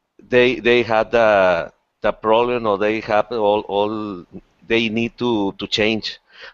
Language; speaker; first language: English; non-native, learner; Spanish